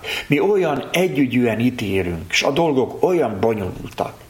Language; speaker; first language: Hungarian; native; Hungarian